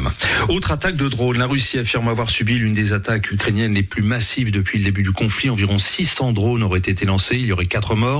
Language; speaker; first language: French; native; French